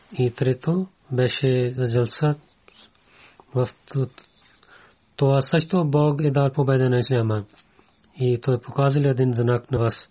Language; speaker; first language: Bulgarian; non-native, learner; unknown